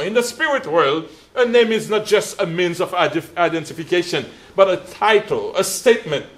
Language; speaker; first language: English; non-native, fluent; Haitian Creole